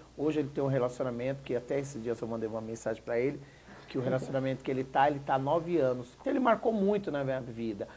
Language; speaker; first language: Portuguese; native; Portuguese